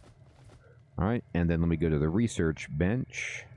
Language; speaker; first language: English; native; English